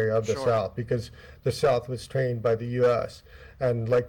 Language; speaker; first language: English; native; English